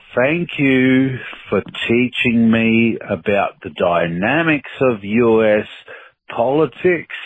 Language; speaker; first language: English; native; English